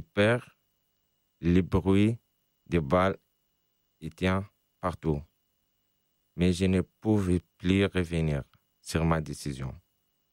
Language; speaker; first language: French; non-native, local second language; Arabic